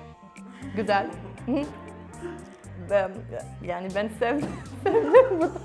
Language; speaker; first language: Turkish; non-native, learner; Arabic